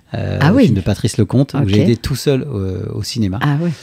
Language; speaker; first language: French; native; French